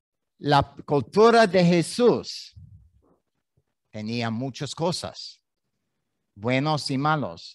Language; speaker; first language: Spanish; non-native, learner; English